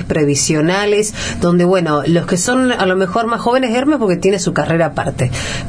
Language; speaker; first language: Spanish; native; Spanish